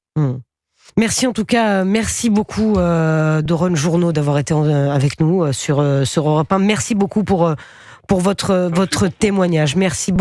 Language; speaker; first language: French; native; French